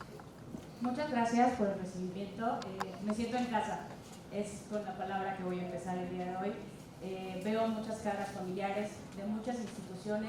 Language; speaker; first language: Spanish; native; Spanish